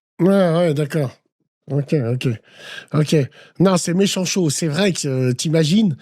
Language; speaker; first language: French; native; French